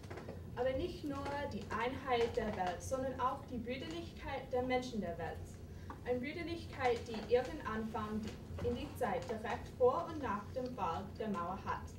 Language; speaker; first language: German; non-native, fluent; English